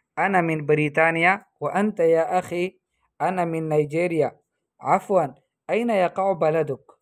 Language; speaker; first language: Urdu; native; Urdu